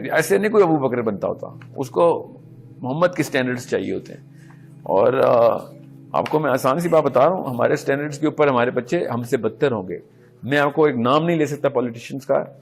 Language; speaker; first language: Urdu; native; Urdu